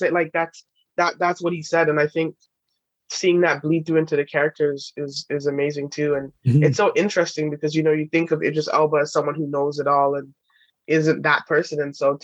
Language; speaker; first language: English; native; English